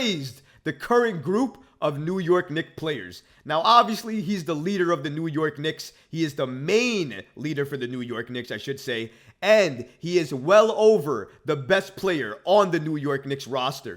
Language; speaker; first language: English; native; English